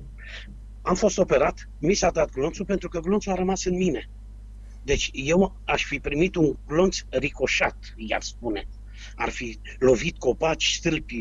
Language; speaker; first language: Romanian; native; Romanian